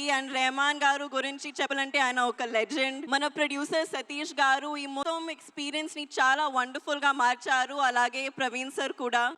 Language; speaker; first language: Telugu; non-native, learner; Hindi